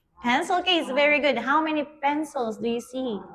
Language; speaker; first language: English; non-native, fluent; Vietnamese